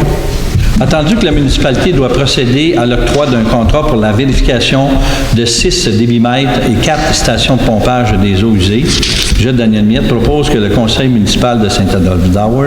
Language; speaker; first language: French; native; French